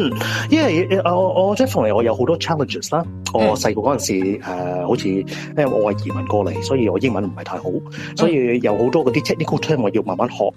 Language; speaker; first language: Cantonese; early bilingual, heritage; Cantonese